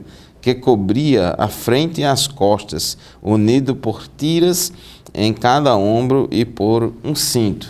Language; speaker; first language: Portuguese; native; Portuguese